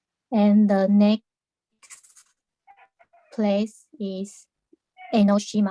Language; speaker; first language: English; non-native, learner; Chinese